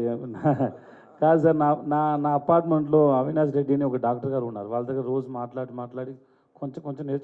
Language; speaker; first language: Telugu; non-native, learner; Tamil